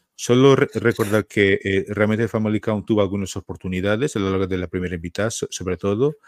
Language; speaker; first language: Spanish; non-native, fluent; Portuguese